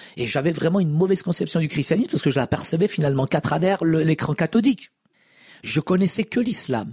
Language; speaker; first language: French; early bilingual, other home language; Arabic